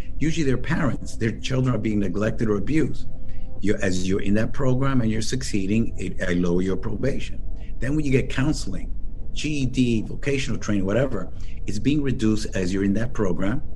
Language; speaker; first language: English; early bilingual, other home language; Spanish